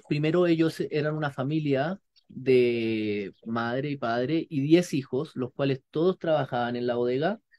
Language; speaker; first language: Spanish; native; Spanish